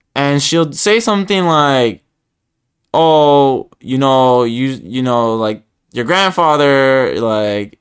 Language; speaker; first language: English; early bilingual, other home language; Spanish